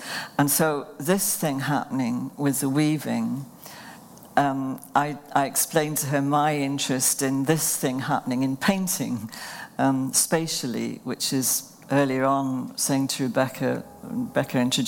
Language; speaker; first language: English; native; English